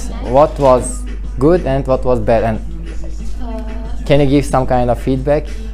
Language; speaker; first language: English; non-native, fluent; Uzbek